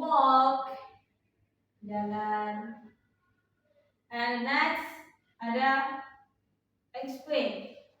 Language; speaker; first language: English; non-native, fluent; Indonesian